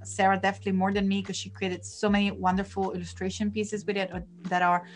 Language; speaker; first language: English; non-native, fluent; Italian